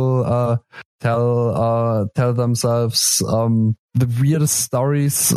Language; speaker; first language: English; non-native, fluent; German